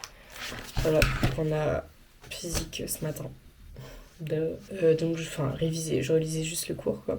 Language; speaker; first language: French; native; French